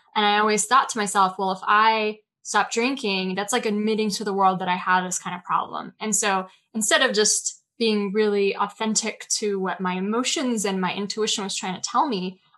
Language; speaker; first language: English; native; English